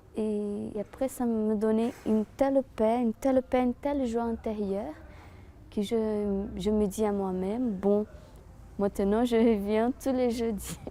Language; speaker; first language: French; non-native, fluent; Portuguese